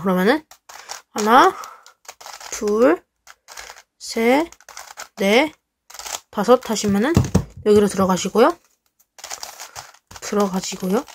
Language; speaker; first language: Korean; native; Korean